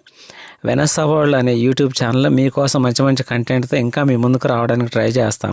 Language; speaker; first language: Telugu; native; Telugu